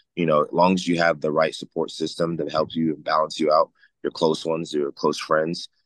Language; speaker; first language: English; native; English